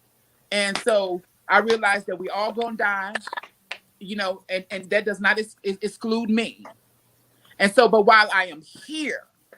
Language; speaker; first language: English; native; English